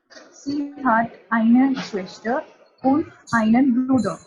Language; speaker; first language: German; non-native, learner; Hindi